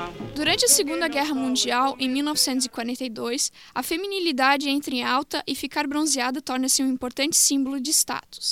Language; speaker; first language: Portuguese; native; Portuguese